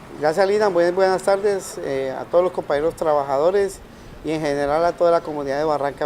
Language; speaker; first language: Spanish; native; Spanish